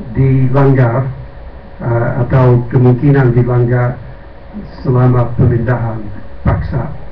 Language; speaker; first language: Indonesian; non-native, fluent; English